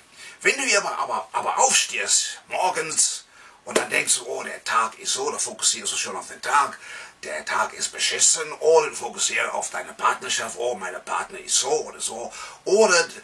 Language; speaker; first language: German; non-native, fluent; English